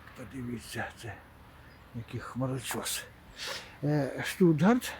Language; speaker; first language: Ukrainian; non-native, local second language; Russian